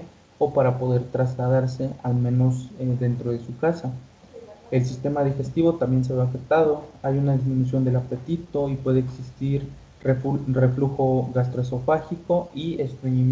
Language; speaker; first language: Spanish; native; Spanish